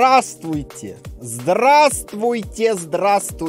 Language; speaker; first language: Russian; native; Russian